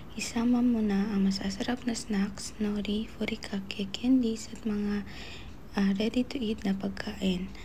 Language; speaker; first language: Filipino; native; Filipino